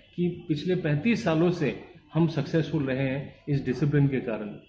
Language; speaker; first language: Hindi; non-native, local second language; Bangla